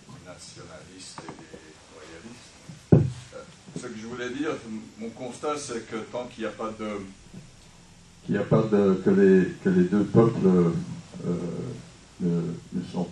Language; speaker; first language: French; non-native, fluent; English